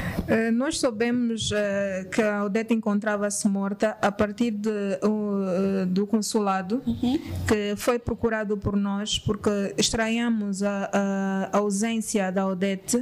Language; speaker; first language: Portuguese; native; Portuguese